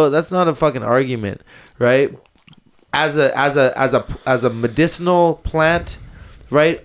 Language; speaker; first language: English; native; English